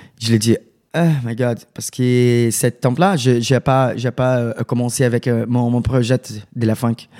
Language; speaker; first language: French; non-native, learner; Portuguese